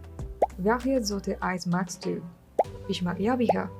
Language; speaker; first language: German; non-native, learner; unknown